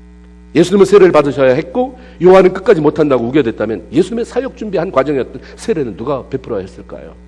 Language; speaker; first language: Korean; native; Korean